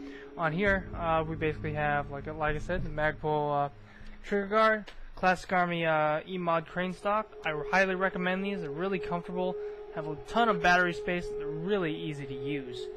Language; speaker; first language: English; native; English